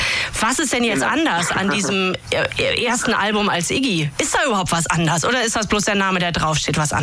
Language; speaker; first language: German; native; German